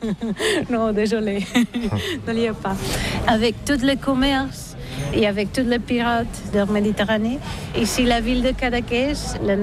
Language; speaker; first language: French; non-native, learner; Catalan